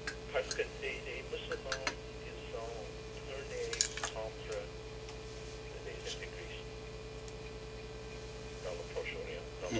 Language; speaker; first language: French; non-native, fluent; English